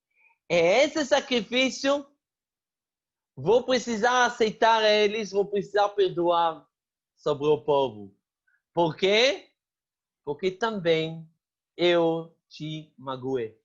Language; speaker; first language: Portuguese; non-native, fluent; Hebrew